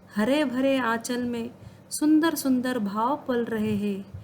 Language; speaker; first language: Hindi; non-native, local second language; Kannada